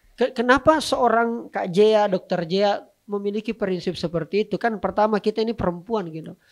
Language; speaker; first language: Indonesian; native; Indonesian